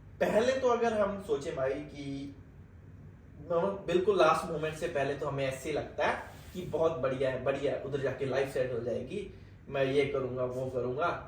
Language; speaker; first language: Hindi; non-native, local second language; Punjabi